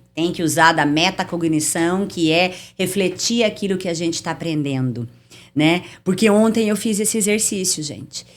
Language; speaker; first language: Portuguese; native; Portuguese